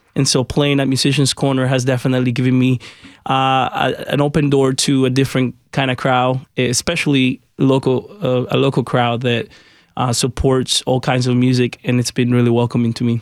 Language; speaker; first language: English; early bilingual, other home language; Spanish